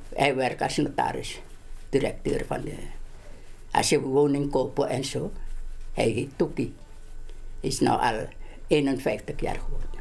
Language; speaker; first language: Dutch; non-native, local second language; Javanese